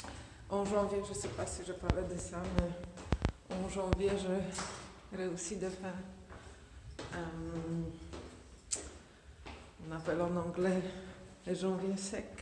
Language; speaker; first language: French; non-native, fluent; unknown